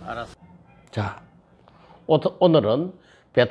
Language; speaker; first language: Korean; native; Korean